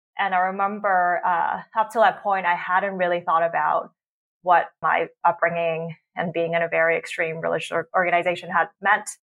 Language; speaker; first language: English; early bilingual, other home language; Cantonese